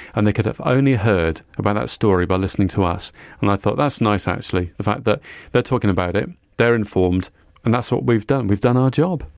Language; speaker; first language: English; native; English